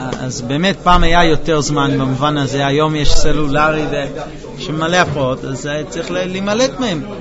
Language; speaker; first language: Hebrew; non-native, fluent; English